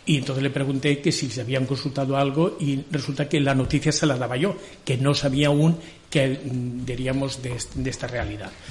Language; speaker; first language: Spanish; non-native, local second language; Catalan